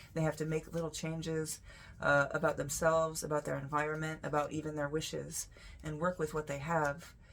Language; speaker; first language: English; native; English